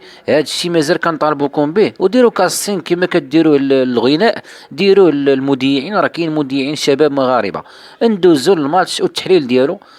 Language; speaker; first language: Arabic; native; Arabic